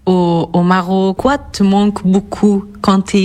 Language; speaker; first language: French; non-native, fluent; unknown